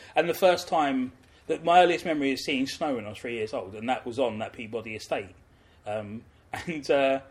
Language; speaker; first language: English; native; English